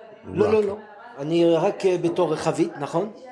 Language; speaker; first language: Hebrew; non-native, fluent; French